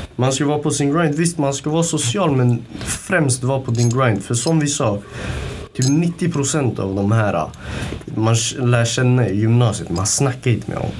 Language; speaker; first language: Swedish; early bilingual, other home language; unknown